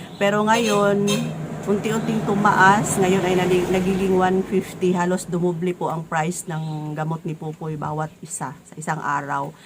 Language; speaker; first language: Filipino; native; Filipino